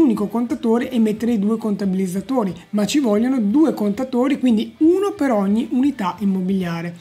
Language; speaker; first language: Italian; native; Italian